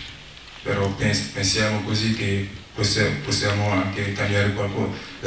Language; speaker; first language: Italian; non-native, learner; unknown